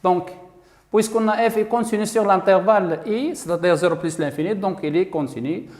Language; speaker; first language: French; non-native, local second language; Arabic